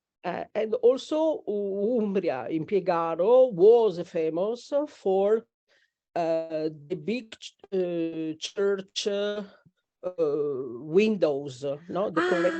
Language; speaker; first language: English; non-native, learner; Italian